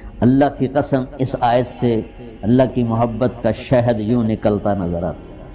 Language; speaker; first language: Urdu; non-native, local second language; Punjabi